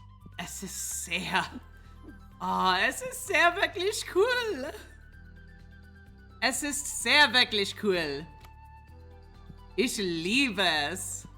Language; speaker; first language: German; non-native, learner; English